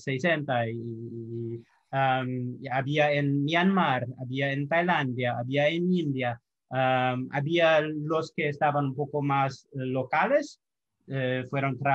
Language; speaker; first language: Spanish; non-native, fluent; English